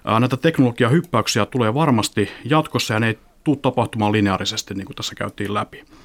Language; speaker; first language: Finnish; native; Finnish